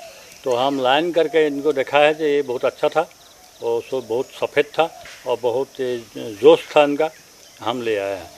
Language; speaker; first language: Hindi; non-native, local second language; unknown